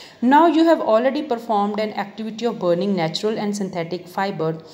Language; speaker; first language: English; non-native, local second language; Hindi